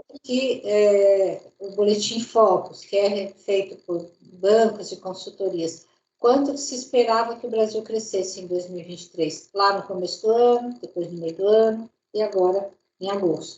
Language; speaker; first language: Portuguese; native; Portuguese